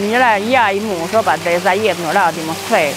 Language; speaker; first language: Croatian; non-native, learner; Albanian